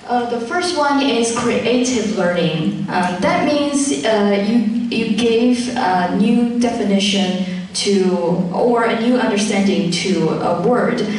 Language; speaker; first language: English; non-native, fluent; Chinese